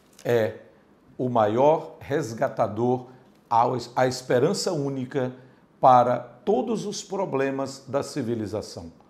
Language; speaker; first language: Portuguese; native; Portuguese